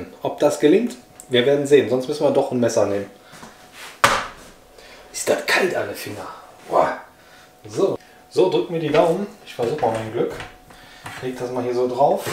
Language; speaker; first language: German; native; German